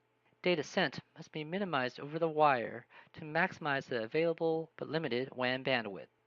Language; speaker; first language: English; native; English